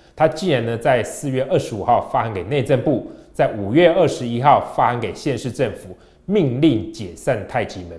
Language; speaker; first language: Chinese; native; Chinese